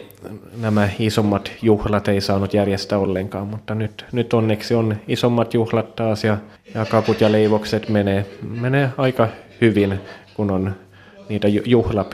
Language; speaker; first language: Finnish; non-native, local second language; Swedish